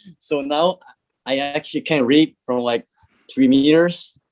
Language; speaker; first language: English; non-native, learner; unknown